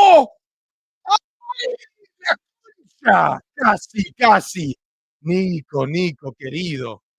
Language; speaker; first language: Spanish; early bilingual, heritage; Spanish